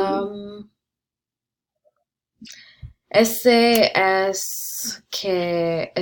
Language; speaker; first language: Spanish; non-native, learner; English